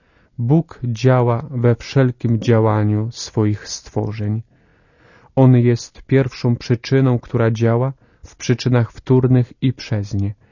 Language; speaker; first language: Polish; native; Polish